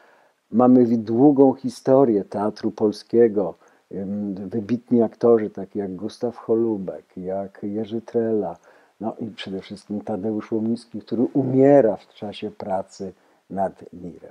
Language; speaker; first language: Polish; native; Polish